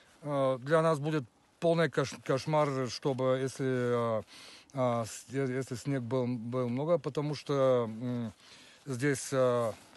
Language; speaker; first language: Russian; non-native, learner; Bulgarian